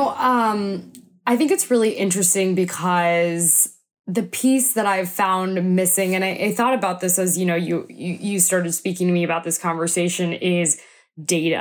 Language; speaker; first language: English; native; English